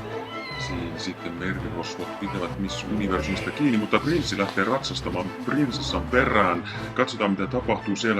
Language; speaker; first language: Finnish; native; Finnish